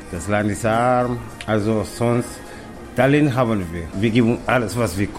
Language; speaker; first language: German; non-native, learner; Kabuverdianu